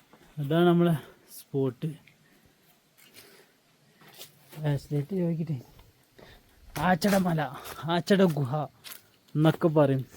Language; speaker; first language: Malayalam; native; Malayalam